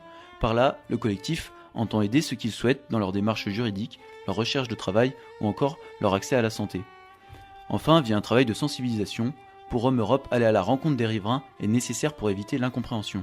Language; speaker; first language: French; native; French